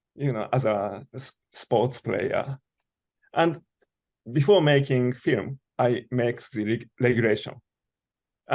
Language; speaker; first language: English; non-native, learner; Japanese